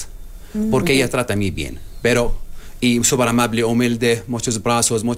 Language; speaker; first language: Spanish; non-native, learner; Arabic